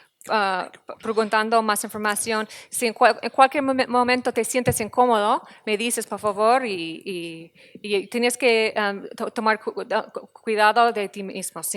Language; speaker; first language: Spanish; non-native, fluent; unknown